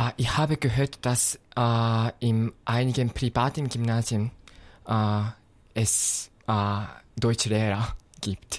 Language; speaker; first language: German; non-native, fluent; Japanese